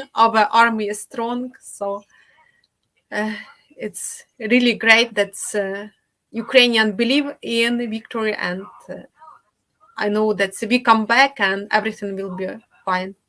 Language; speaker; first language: English; non-native, fluent; Ukrainian